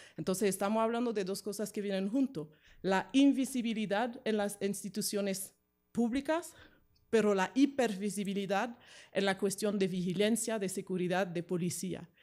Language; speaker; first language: Spanish; non-native, fluent; French